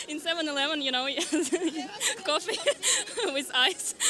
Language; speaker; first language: English; non-native, fluent; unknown